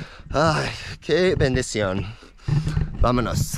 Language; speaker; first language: Spanish; non-native, fluent; English